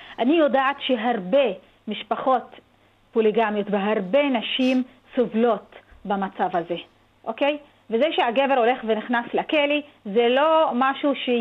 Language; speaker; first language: Hebrew; non-native, local second language; Arabic